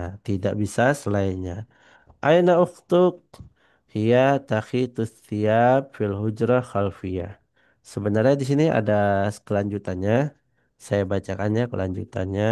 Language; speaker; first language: Indonesian; non-native, fluent; Banjar